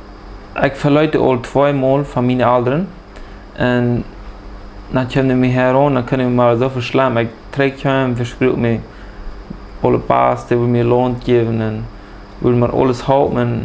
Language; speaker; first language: German; early bilingual, heritage; Plautdietsch